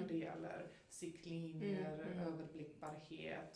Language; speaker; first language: Swedish; non-native, fluent; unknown